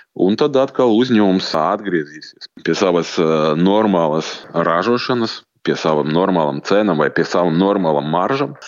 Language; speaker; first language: Latvian; non-native, local second language; Russian